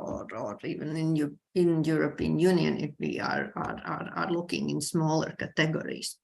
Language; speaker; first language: English; non-native, fluent; Latvian